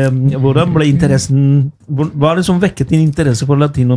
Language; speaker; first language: Norwegian; non-native, fluent; Spanish